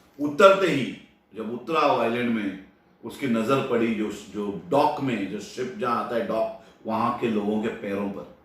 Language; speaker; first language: Hindi; non-native, local second language; Marathi